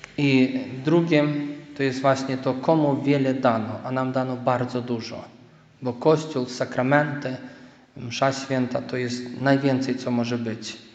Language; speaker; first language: Polish; native; Polish